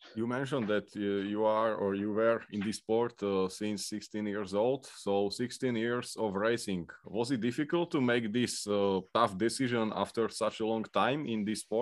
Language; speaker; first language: English; non-native, fluent; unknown